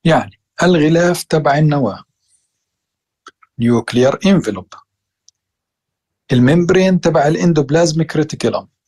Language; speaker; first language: Arabic; native; Arabic